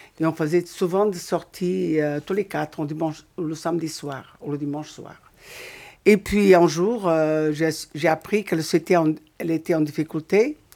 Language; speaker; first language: French; non-native, fluent; Portuguese